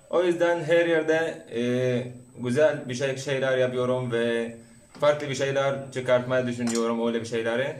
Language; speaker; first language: Turkish; non-native, learner; Arabic